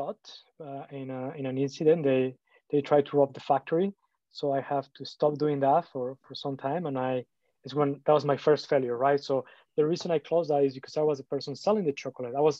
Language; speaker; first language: English; non-native, fluent; Spanish